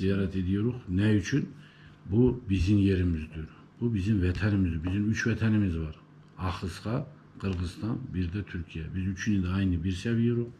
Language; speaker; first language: Turkish; early bilingual, heritage; Turkish